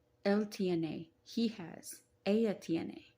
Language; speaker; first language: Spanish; non-native, learner; English